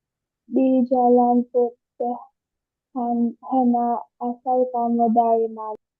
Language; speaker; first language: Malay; non-native, learner; Filipino